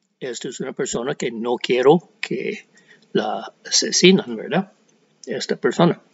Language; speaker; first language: Spanish; non-native, fluent; English